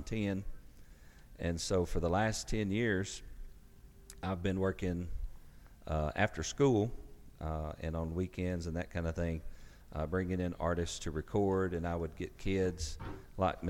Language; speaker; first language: English; native; English